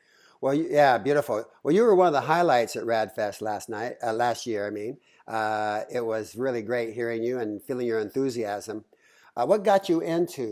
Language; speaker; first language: English; native; English